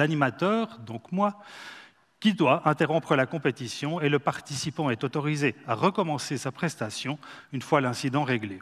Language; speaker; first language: French; native; French